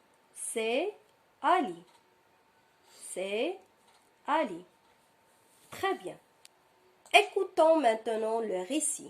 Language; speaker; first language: French; non-native, local second language; Arabic